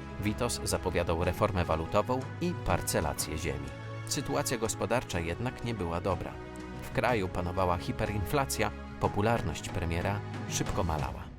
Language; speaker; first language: Polish; native; Polish